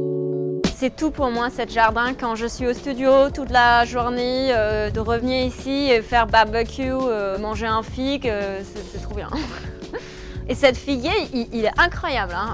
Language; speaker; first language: French; non-native, fluent; Danish